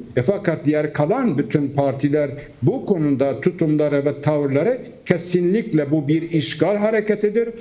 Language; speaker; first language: Turkish; non-native, local second language; Kurdish